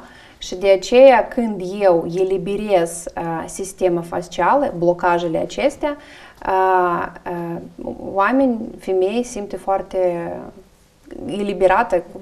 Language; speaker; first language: Romanian; non-native, learner; Russian